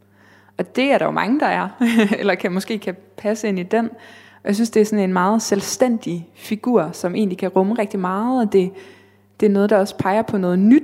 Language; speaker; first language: Danish; native; Danish